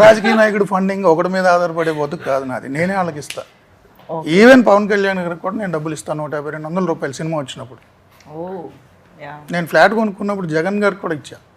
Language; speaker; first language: Telugu; native; Telugu